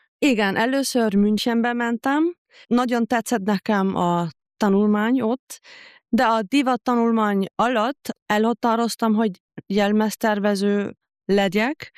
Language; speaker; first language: Hungarian; non-native, learner; German